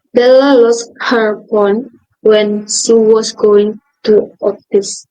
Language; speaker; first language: English; non-native, local second language; Indonesian